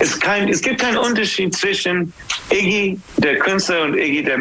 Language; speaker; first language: German; non-native, learner; English